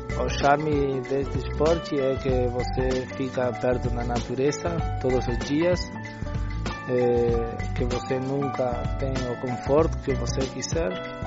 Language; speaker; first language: Portuguese; non-native, learner; Spanish